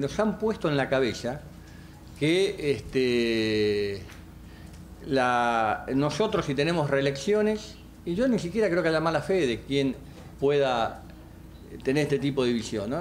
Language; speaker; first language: Spanish; native; Spanish